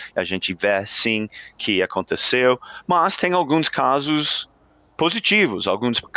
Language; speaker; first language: Portuguese; non-native, fluent; English